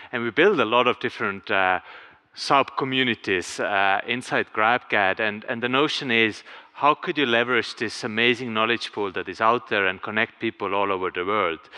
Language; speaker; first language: English; non-native, fluent; Estonian